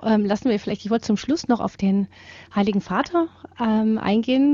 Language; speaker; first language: German; native; German